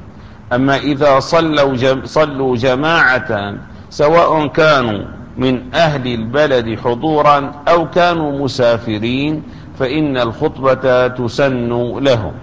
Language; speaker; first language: Arabic; native; Arabic